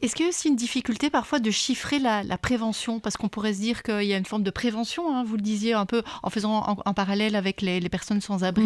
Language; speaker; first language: French; native; French